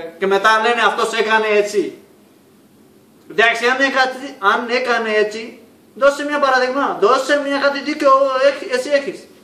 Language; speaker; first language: Greek; non-native, learner; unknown